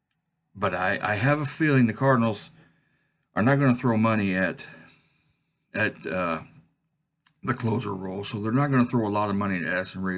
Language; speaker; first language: English; native; English